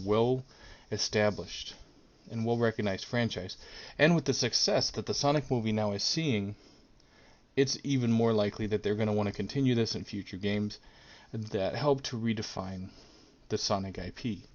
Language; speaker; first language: English; native; English